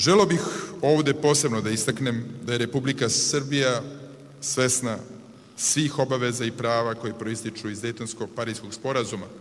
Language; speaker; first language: Serbian; native; Serbian